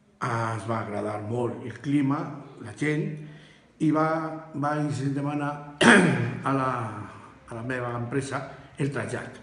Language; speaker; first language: Catalan; non-native, learner; Spanish